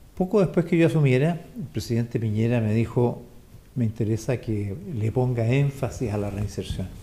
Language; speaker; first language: Spanish; native; Spanish